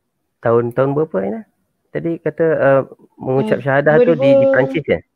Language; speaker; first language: Malay; native; Malay